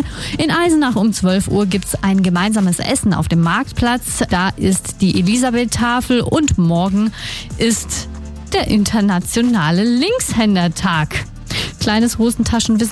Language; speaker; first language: German; native; German